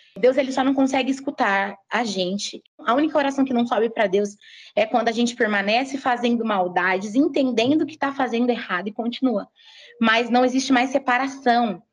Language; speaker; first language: Portuguese; native; Portuguese